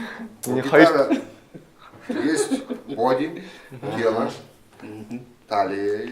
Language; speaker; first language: Russian; non-native, learner; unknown